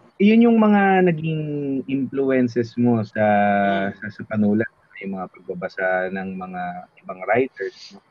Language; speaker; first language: Filipino; native; Filipino